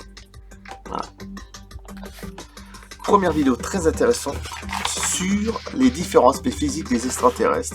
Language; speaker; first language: French; native; French